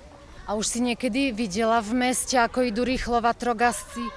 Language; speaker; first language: Slovak; native; Slovak